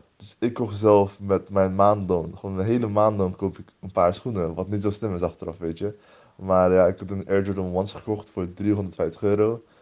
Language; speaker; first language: Dutch; early bilingual, other home language; Turkish